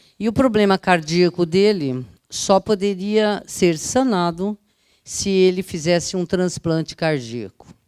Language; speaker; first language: Portuguese; early bilingual, other home language; Italian